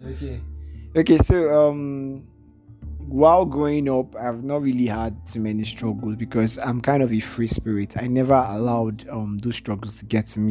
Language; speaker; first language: English; non-native, local second language; Igbo